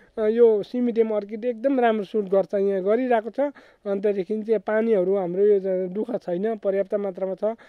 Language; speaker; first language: Nepali; native; Nepali